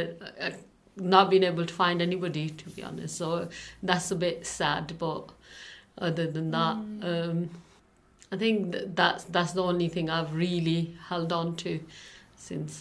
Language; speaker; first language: English; non-native, local second language; Urdu